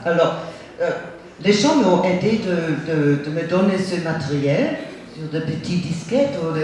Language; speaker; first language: French; non-native, fluent; German